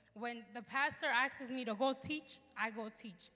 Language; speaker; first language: English; early bilingual, other home language; Spanish